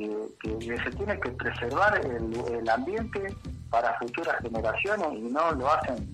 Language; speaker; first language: Spanish; native; Spanish